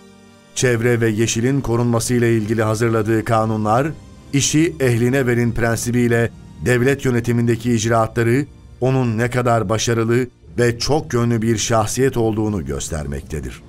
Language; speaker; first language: Turkish; native; Turkish